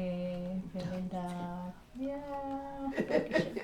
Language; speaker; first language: German; non-native, learner; Cebuano